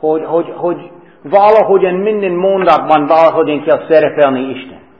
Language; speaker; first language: Hungarian; non-native, fluent; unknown